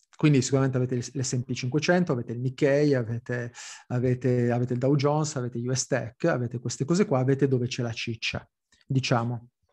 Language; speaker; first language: Italian; early bilingual, heritage; Italian